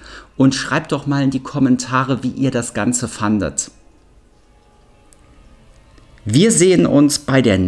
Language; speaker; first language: German; native; German